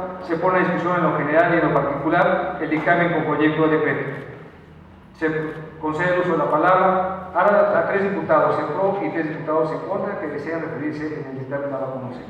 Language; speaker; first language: Spanish; native; Spanish